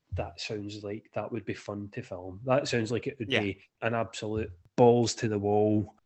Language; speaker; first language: English; native; English